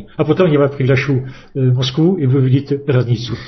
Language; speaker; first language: Russian; non-native, fluent; French